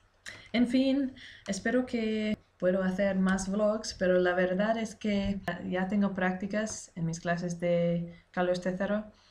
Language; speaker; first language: Spanish; non-native, learner; English